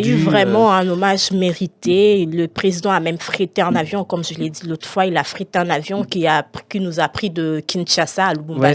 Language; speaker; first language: French; non-native, local second language; Lingala